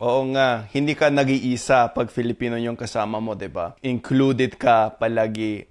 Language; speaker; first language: Filipino; non-native, fluent; English